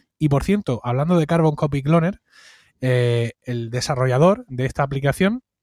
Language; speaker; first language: Spanish; native; Spanish